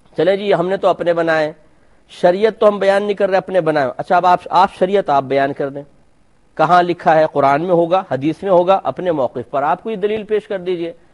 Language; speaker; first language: Urdu; native; Urdu